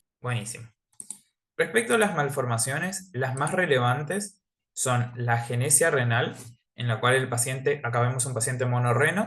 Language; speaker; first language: Spanish; native; Spanish